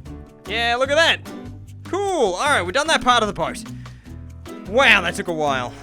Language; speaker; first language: English; native; English